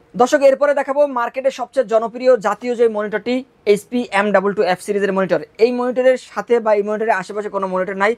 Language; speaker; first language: Bangla; native; Bangla